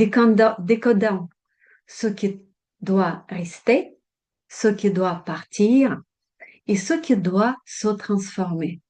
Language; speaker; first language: French; non-native, fluent; Russian